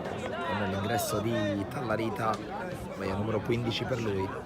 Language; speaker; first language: Italian; native; Italian